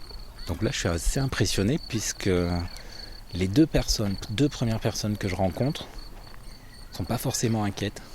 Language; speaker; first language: French; native; French